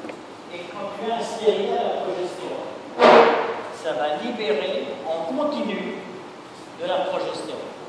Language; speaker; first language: French; native; French